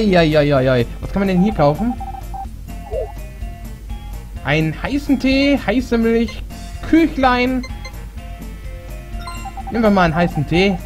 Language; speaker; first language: German; native; German